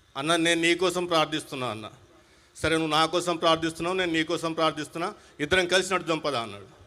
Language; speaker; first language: Telugu; non-native, local second language; Hindi